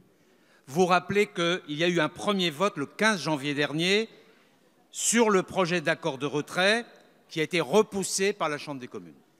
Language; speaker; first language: French; native; French